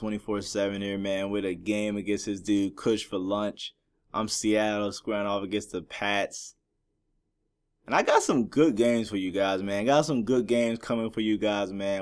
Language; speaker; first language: English; native; English